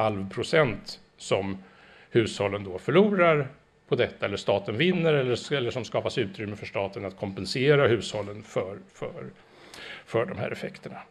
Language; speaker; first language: Swedish; native; Swedish